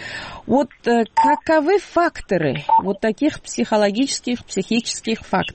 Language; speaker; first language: Russian; non-native, local second language; Uzbek